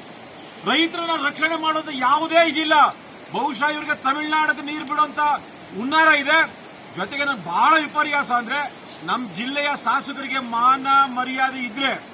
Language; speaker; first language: Kannada; native; Kannada